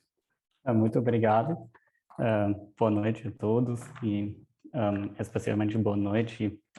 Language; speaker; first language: Portuguese; non-native, fluent; German